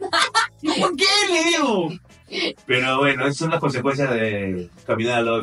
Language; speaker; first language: Spanish; native; Spanish